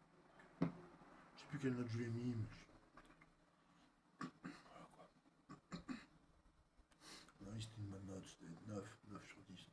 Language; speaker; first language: French; native; French